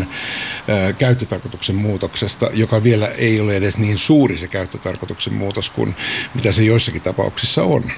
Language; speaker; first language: Finnish; native; Finnish